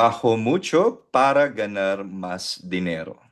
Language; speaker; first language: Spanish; non-native, fluent; Filipino